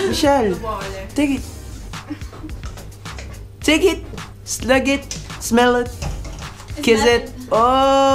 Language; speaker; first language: English; non-native, learner; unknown